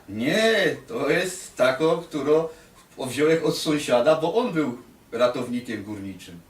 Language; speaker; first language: Polish; native; Polish